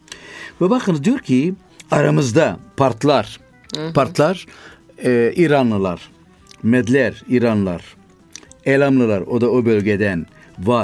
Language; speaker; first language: Turkish; non-native, fluent; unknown